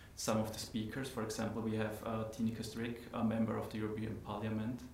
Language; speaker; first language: English; non-native, fluent; German